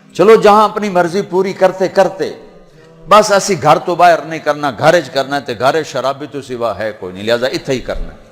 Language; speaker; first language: Urdu; non-native, local second language; Punjabi